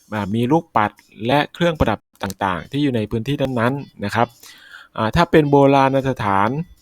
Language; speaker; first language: Thai; native; Thai